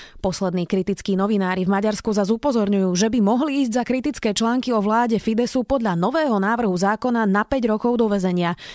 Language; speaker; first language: Slovak; native; Slovak